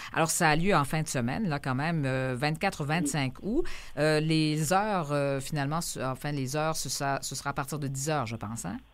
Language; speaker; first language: French; native; French